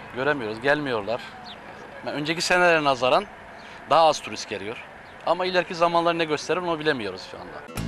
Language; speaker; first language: Turkish; native; Turkish